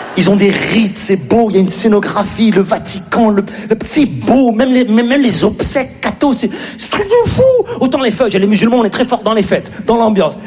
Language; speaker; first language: French; native; French